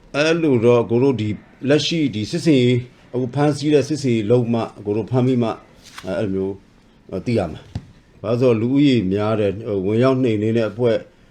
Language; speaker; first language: Burmese; non-native, local second language; S'gaw Karen